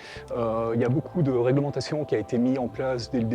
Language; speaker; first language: French; native; French